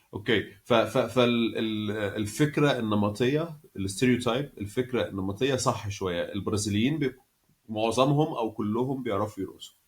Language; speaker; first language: Arabic; native; Arabic